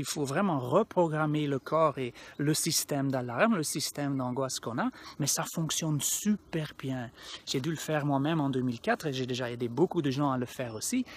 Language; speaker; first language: French; non-native, local second language; Dutch